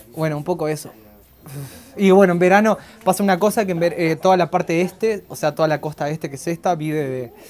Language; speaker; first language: Spanish; native; Spanish